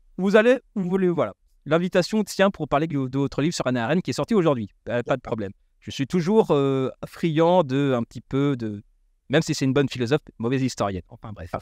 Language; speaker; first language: French; native; French